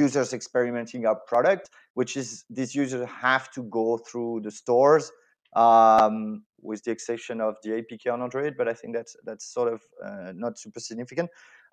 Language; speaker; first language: English; non-native, fluent; French